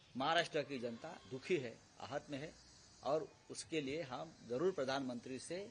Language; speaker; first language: Hindi; non-native, local second language; Marathi